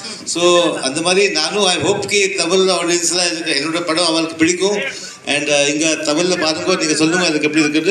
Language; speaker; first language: Tamil; non-native, learner; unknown